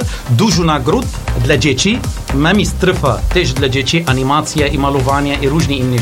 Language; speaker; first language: Polish; non-native, learner; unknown